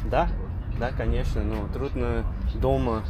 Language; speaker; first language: Russian; non-native, learner; English